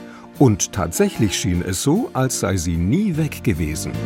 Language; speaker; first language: German; native; German